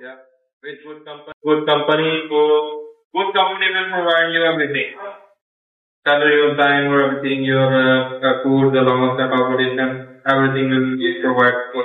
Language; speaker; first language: English; non-native, learner; Bangla